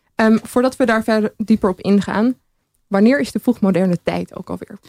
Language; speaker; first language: Dutch; native; Dutch